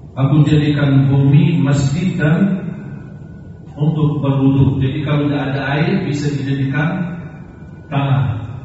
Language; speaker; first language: Indonesian; non-native, fluent; Arabic